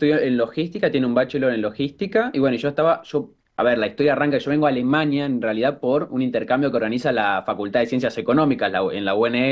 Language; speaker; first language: Spanish; native; Spanish